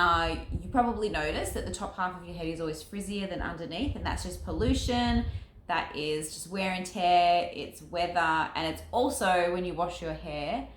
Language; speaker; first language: English; native; English